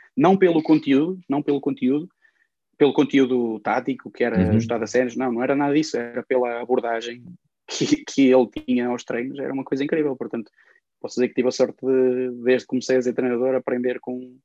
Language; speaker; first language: Portuguese; native; Portuguese